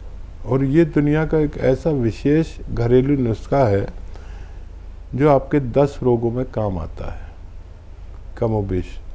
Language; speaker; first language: Hindi; native; Hindi